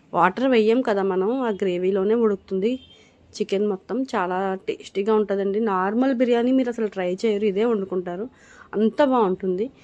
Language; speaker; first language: Telugu; non-native, local second language; Urdu